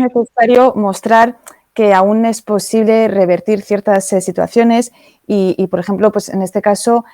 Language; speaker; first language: Spanish; native; Spanish